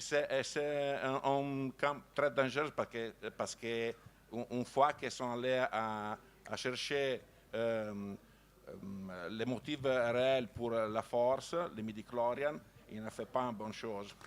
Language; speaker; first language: French; non-native, learner; Italian